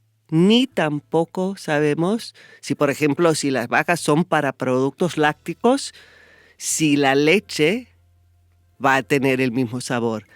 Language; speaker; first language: Spanish; non-native, fluent; English